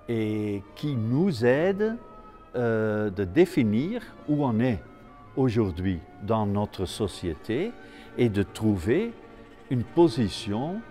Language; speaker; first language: French; non-native, fluent; Dutch